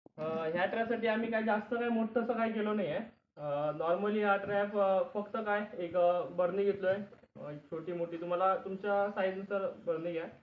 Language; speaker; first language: Marathi; native; Marathi